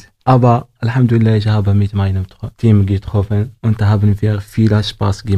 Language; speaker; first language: German; non-native, learner; Arabic